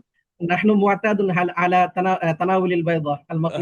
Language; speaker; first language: Arabic; non-native, learner; Bangla